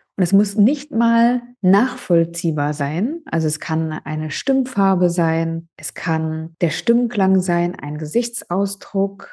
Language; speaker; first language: German; native; German